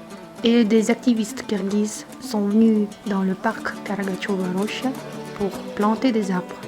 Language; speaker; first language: French; non-native, fluent; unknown